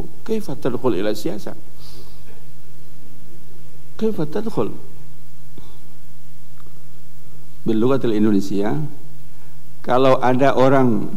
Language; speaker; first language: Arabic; non-native, fluent; Indonesian